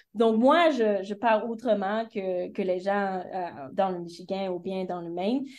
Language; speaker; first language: French; early bilingual, heritage; French